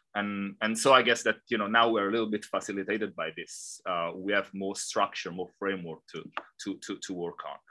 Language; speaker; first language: English; non-native, fluent; Italian